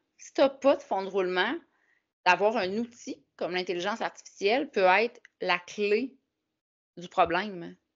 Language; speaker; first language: French; native; French